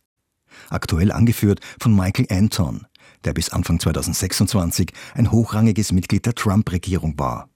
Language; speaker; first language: German; native; German